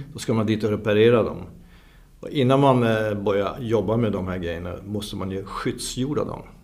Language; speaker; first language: Swedish; non-native, fluent; German